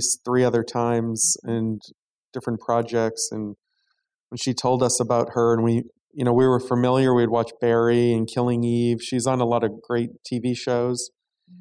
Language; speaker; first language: English; native; English